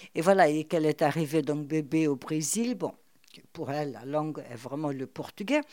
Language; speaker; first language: French; non-native, fluent; Portuguese